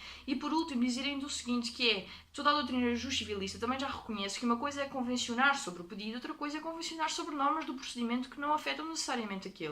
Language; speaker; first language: Portuguese; native; Portuguese